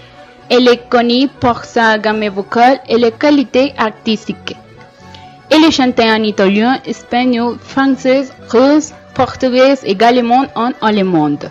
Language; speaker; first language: French; non-native, learner; Spanish